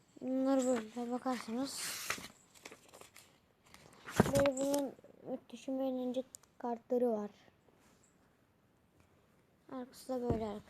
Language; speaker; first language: Turkish; native; Turkish